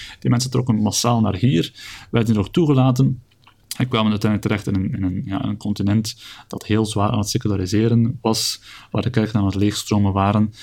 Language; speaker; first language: Dutch; native; Dutch